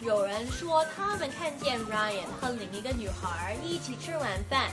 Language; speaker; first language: Chinese; non-native, fluent; English